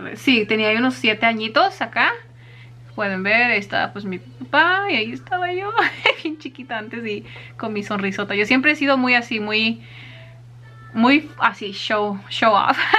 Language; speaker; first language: Spanish; early bilingual, heritage; Spanish